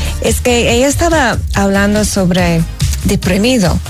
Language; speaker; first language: Spanish; non-native, fluent; English